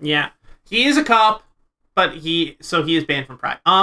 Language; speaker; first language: English; native; English